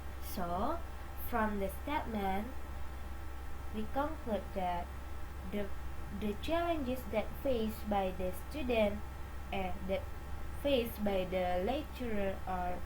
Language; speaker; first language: English; non-native, learner; Indonesian